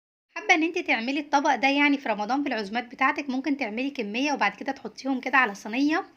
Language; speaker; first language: Arabic; native; Arabic